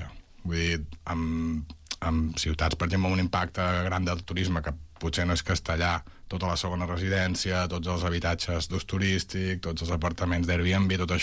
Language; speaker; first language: Catalan; native; Catalan